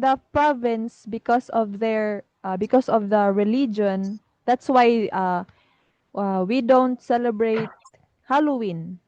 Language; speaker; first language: English; non-native, fluent; Filipino